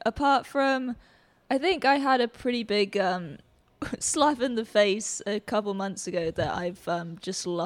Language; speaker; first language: English; native; English